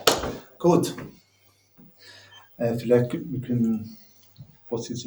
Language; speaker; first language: German; non-native, learner; Spanish